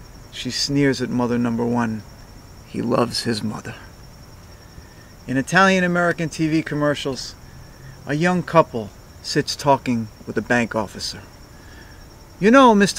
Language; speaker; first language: English; native; English